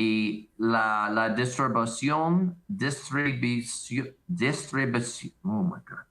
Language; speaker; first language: Spanish; non-native, learner; English